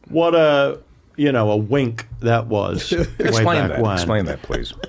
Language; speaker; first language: English; native; English